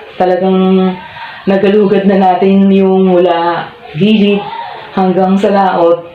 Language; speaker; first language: Filipino; native; Filipino